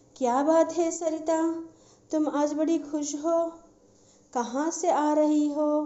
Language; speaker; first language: Hindi; non-native, local second language; Telugu